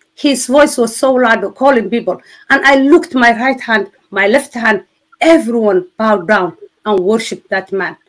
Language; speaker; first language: English; non-native, fluent; Somali